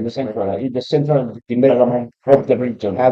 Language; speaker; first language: English; non-native, learner; Spanish